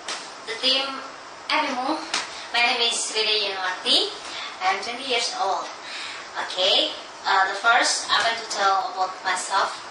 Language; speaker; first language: English; non-native, learner; Indonesian